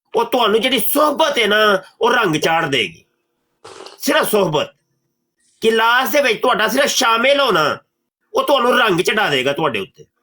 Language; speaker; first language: Urdu; non-native, local second language; Punjabi